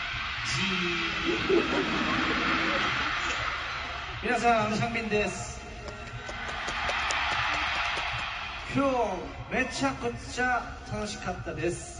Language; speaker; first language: Japanese; non-native, learner; Korean